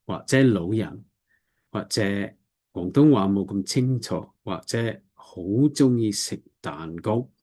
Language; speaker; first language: Cantonese; non-native, learner; English